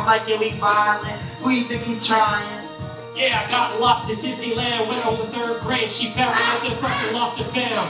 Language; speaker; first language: English; native; English